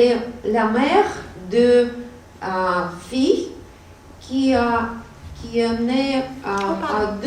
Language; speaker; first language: French; non-native, learner; Russian